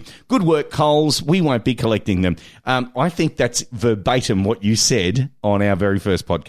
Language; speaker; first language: English; native; English